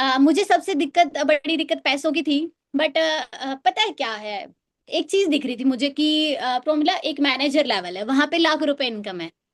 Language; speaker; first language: Hindi; native; Hindi